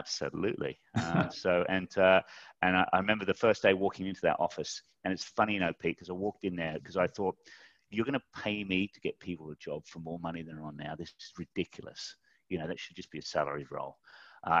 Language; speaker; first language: English; native; English